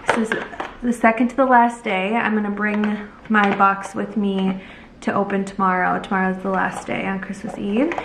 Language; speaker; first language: English; native; English